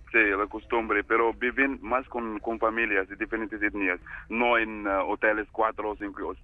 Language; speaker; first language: Spanish; non-native, fluent; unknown